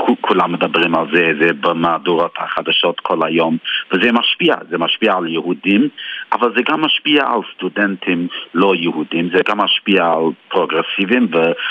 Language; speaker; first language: Hebrew; non-native, fluent; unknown